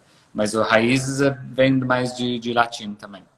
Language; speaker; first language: Portuguese; non-native, fluent; English